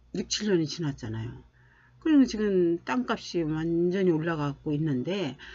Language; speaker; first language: Korean; native; Korean